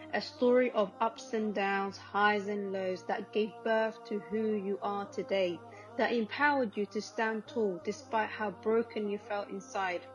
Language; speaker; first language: English; early bilingual, other home language; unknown